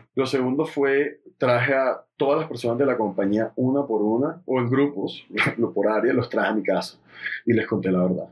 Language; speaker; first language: Spanish; native; Spanish